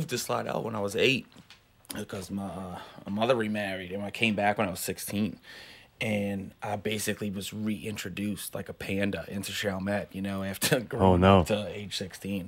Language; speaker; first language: English; native; English